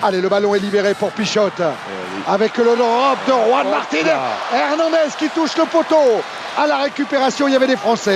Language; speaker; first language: French; native; French